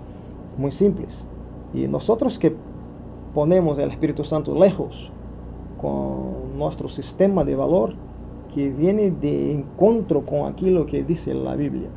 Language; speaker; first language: Spanish; non-native, fluent; Portuguese